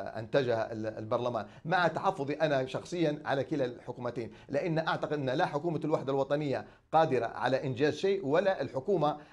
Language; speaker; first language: Arabic; native; Arabic